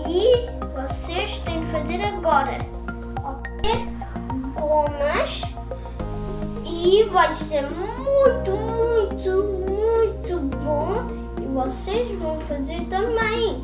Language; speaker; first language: Portuguese; early bilingual, other home language; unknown